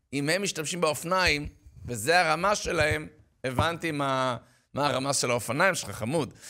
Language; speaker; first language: Hebrew; native; Hebrew